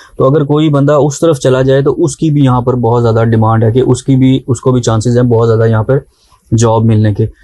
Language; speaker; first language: Urdu; non-native, local second language; Pahari-Potwari